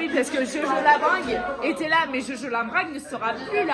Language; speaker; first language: French; native; French